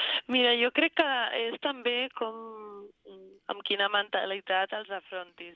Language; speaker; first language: Catalan; non-native, fluent; Spanish